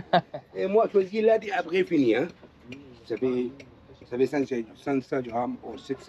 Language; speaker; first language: French; non-native, learner; Arabic